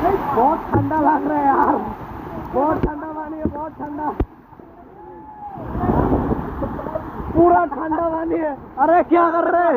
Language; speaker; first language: Hindi; non-native, local second language; Bangla